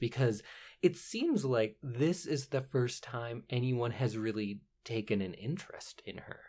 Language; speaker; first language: English; native; English